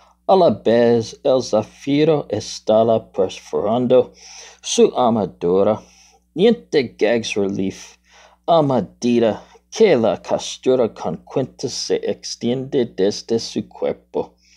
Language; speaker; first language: Spanish; non-native, learner; English